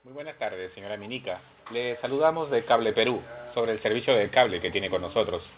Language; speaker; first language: Spanish; native; Spanish